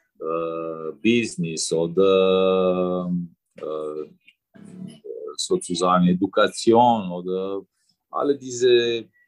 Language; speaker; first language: German; non-native, fluent; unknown